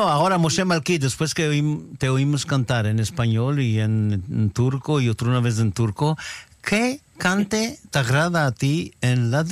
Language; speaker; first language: Spanish; early bilingual, heritage; Ladino